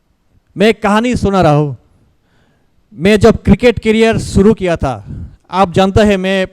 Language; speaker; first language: Hindi; non-native, learner; Bangla